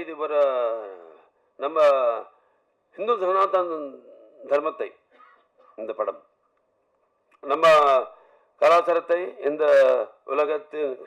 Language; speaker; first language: Tamil; non-native, learner; Telugu